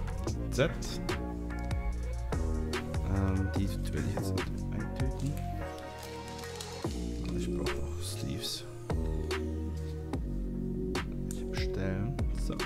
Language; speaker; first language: German; native; German